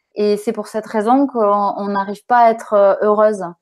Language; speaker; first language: French; native; French